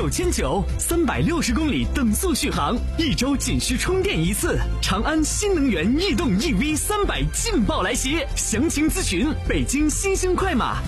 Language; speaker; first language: Chinese; native; Chinese